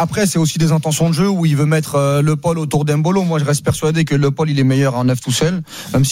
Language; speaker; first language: French; native; French